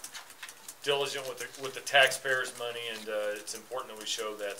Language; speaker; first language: English; native; English